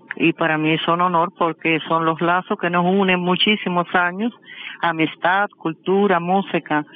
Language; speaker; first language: Spanish; non-native, fluent; Russian